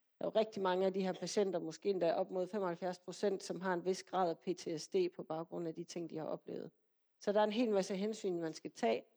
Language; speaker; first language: Danish; native; Danish